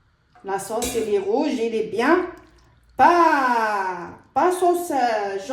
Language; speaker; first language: French; non-native, local second language; Arabic